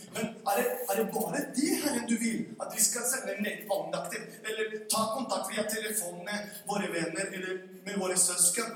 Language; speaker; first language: Norwegian; non-native, fluent; Spanish